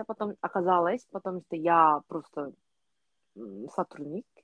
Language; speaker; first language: Russian; non-native, learner; Korean